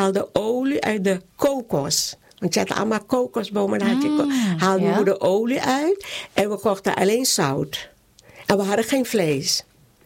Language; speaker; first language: Dutch; non-native, local second language; Caribbean Hindustani